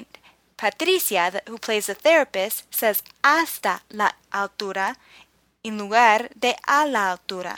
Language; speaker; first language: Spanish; non-native, fluent; English